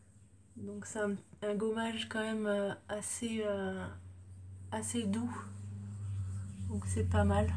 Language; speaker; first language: French; native; French